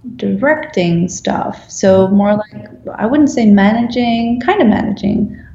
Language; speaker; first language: English; non-native, fluent; Dutch